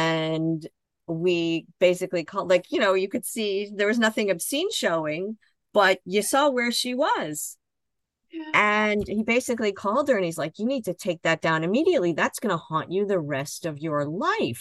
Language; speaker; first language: English; native; English